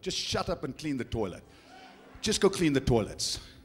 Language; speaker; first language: English; non-native, local second language; Afrikaans